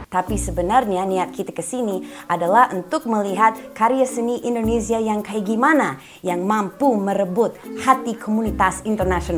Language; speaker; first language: Indonesian; non-native, fluent; English